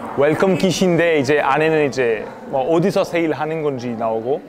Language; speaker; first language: Korean; non-native, fluent; Italian